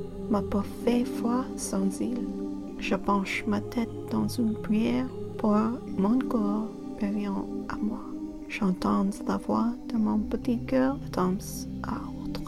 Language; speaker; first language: French; non-native, learner; English